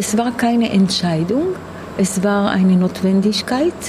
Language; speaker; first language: German; non-native, fluent; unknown